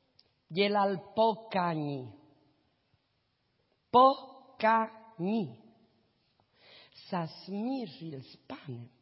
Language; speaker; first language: Czech; non-native, learner; Spanish